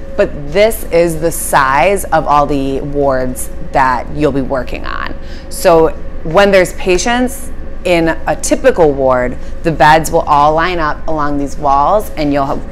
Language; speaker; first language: English; native; English